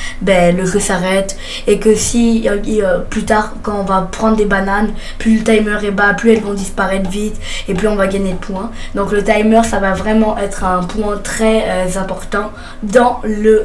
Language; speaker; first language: French; native; French